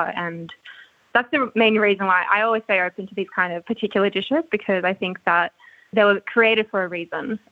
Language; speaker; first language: English; native; English